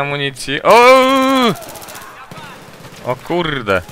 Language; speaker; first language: Polish; native; Polish